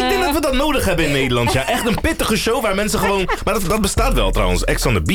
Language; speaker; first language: Dutch; native; Dutch